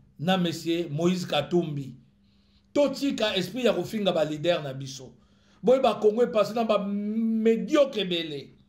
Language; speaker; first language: Lingala; native; Lingala